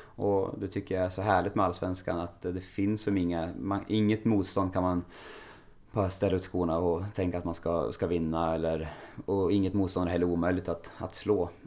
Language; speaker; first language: Swedish; native; Swedish